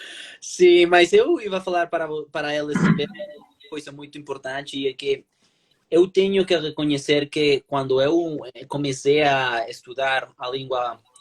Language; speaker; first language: Portuguese; non-native, learner; Spanish